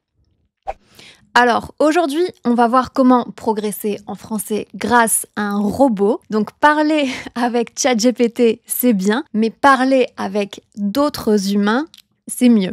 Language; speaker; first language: French; native; French